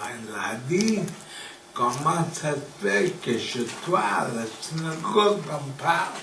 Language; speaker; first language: French; non-native, fluent; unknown